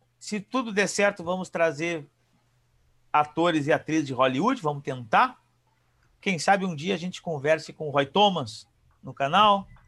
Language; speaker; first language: Portuguese; native; Portuguese